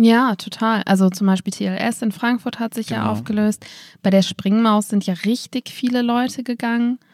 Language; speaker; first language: German; native; German